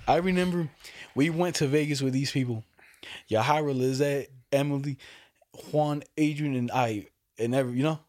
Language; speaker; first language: English; native; English